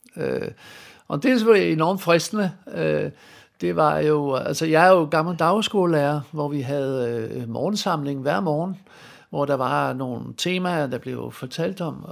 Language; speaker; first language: Danish; non-native, fluent; Dutch